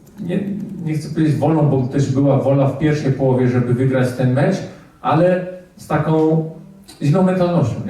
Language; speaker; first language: Polish; early bilingual, heritage; Polish